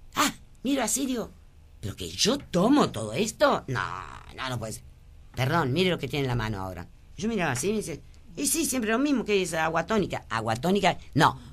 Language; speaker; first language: Spanish; early bilingual, other home language; French